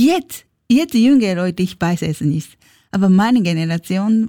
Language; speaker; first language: German; non-native, learner; Japanese